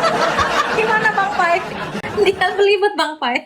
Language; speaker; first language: Indonesian; native; Indonesian